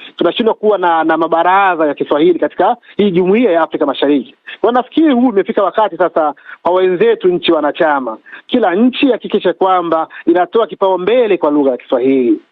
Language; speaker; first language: Swahili; native; Swahili